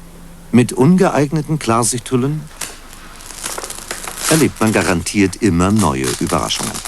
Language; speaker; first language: German; native; German